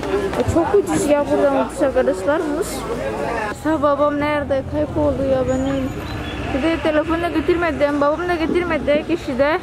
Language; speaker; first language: Turkish; non-native, learner; Javanese